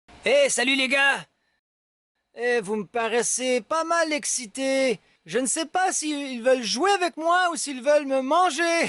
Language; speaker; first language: French; native; French